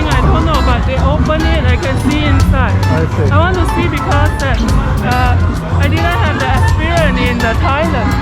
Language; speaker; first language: English; non-native, learner; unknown